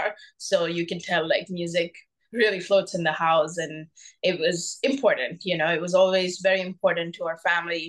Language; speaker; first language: English; non-native, local second language; Bangla